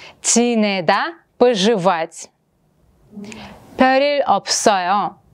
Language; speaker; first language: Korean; non-native, fluent; Russian